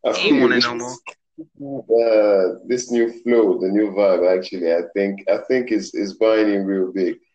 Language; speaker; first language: English; non-native, local second language; Yoruba